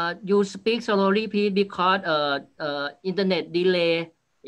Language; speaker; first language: English; non-native, learner; Thai